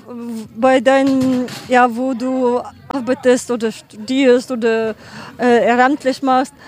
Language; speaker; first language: German; non-native, learner; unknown